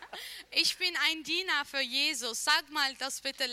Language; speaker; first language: German; non-native, learner; Arabic